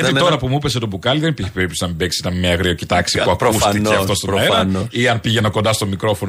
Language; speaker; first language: Greek; native; Greek